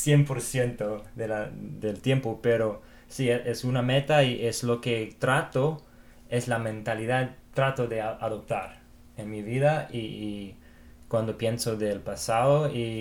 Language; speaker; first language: Spanish; non-native, fluent; English